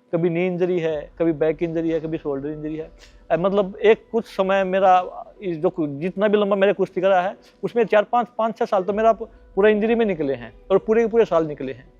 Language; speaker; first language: Hindi; native; Hindi